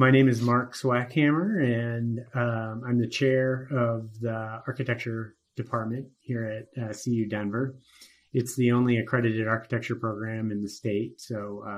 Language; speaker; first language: English; native; English